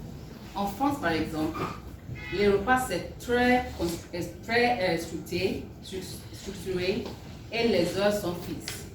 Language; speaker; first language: French; non-native, learner; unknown